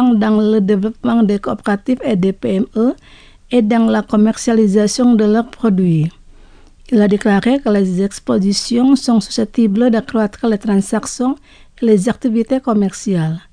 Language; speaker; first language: French; non-native, fluent; Indonesian